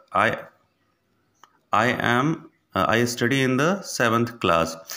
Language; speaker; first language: English; non-native, local second language; Hindi